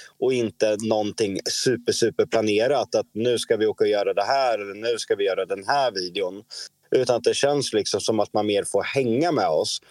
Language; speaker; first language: Swedish; native; Swedish